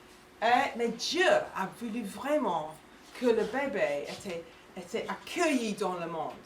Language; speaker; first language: French; non-native, fluent; English